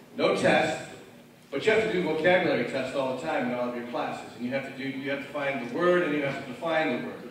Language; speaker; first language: English; native; English